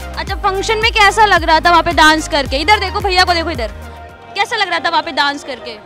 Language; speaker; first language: Hindi; native; Hindi